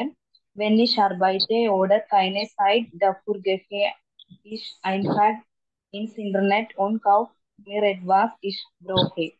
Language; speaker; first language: German; non-native, learner; Malayalam